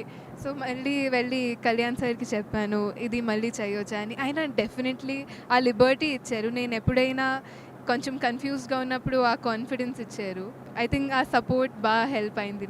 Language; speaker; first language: Telugu; non-native, fluent; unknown